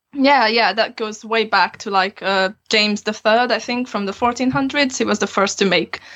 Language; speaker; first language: English; non-native, fluent; Romanian